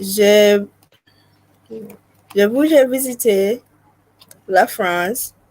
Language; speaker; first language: French; non-native, learner; English